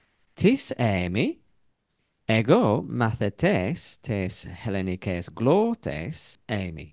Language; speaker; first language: Greek; non-native, learner; English